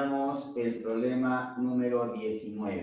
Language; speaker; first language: Spanish; native; Spanish